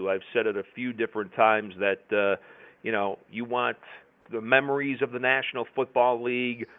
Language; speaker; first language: English; native; English